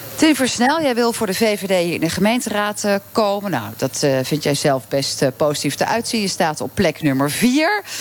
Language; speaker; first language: Dutch; native; Dutch